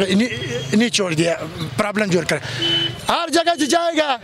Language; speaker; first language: Hindi; non-native, learner; Pashto